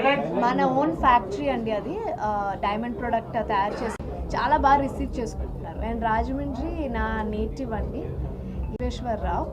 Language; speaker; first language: Telugu; native; Telugu